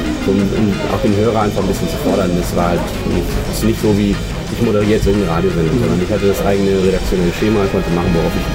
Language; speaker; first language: German; native; German